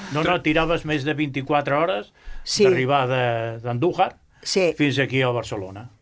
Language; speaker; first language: Catalan; non-native, local second language; Spanish